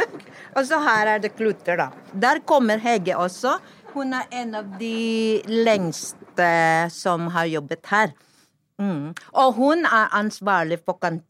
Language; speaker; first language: Norwegian; non-native, fluent; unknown